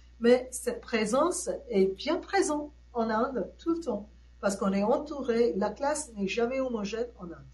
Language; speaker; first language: French; non-native, fluent; Tamil